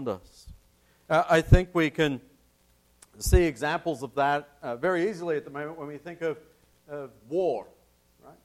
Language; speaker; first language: English; native; English